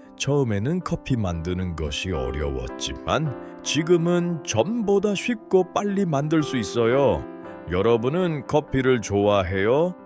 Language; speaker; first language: Korean; non-native, fluent; Uzbek